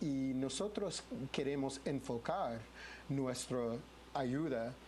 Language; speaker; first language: Spanish; non-native, fluent; English